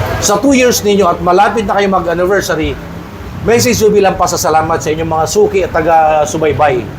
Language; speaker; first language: Filipino; native; Filipino